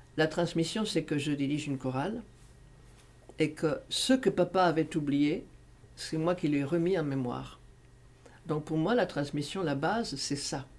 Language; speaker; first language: French; non-native, fluent; Spanish